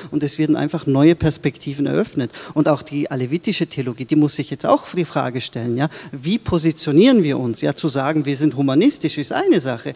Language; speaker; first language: German; early bilingual, other home language; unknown